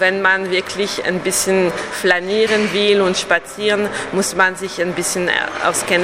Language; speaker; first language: German; non-native, fluent; French